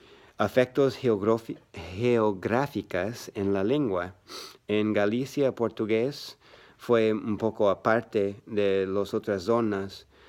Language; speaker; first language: Spanish; non-native, learner; English